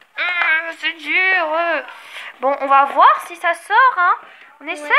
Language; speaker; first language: French; native; French